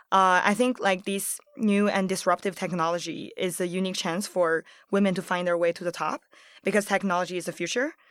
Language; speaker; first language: English; early bilingual, other home language; Chinese